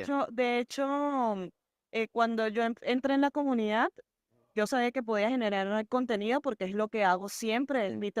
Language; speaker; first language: Spanish; native; Spanish